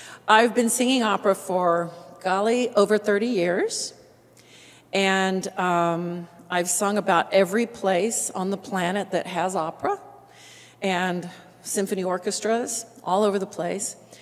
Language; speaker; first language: English; native; English